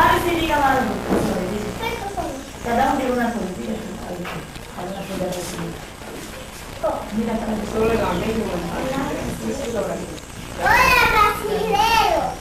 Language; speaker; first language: Portuguese; non-native, learner; Spanish